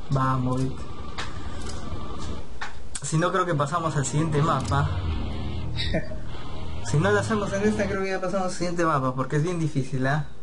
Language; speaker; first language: Spanish; native; Spanish